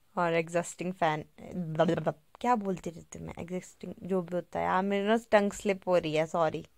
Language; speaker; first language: Hindi; native; Hindi